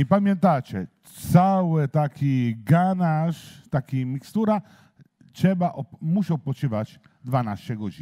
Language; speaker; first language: Polish; non-native, learner; Italian